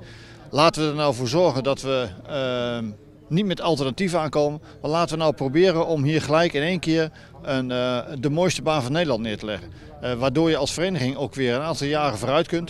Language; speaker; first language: Dutch; native; Dutch